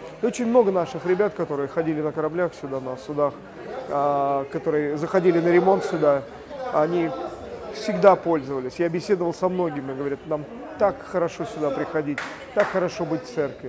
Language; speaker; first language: Russian; native; Russian